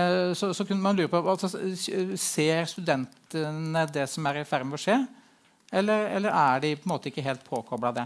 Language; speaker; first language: Norwegian; native; Norwegian